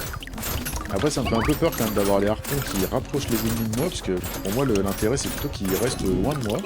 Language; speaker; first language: French; native; French